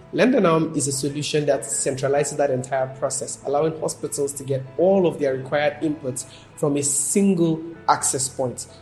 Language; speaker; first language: English; non-native, local second language; Yoruba